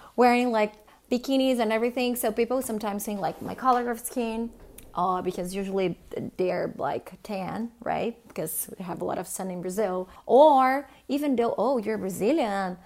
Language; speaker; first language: English; non-native, fluent; Portuguese